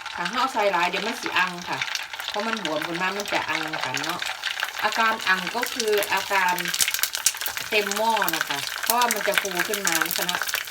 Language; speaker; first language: Thai; non-native, local second language; Northeastern Thai